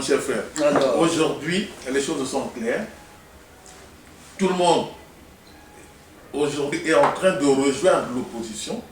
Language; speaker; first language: French; non-native, local second language; Lingala